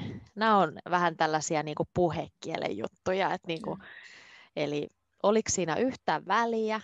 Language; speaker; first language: Finnish; native; Finnish